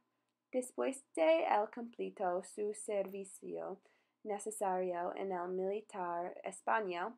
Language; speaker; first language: Spanish; non-native, learner; English